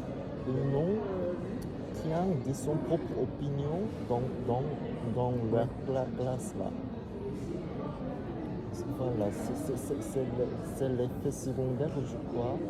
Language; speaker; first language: French; non-native, fluent; Korean